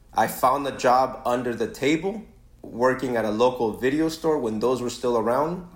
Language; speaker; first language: English; early bilingual, other home language; Spanish